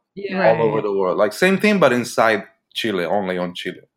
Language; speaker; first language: English; early bilingual, other home language; Portuguese